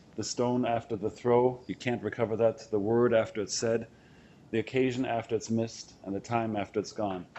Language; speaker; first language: English; non-native, fluent; German